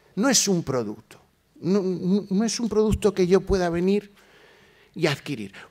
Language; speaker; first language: Spanish; native; Spanish